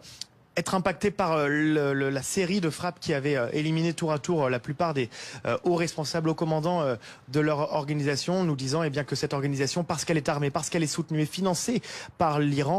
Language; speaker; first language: French; native; French